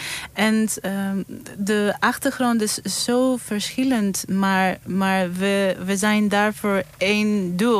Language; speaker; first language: Dutch; non-native, learner; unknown